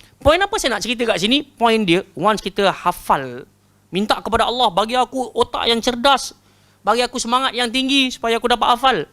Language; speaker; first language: Malay; native; Malay